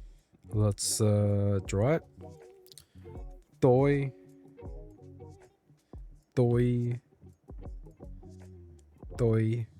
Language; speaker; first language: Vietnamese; non-native, learner; English